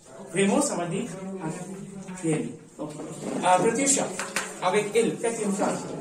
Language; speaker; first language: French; non-native, fluent; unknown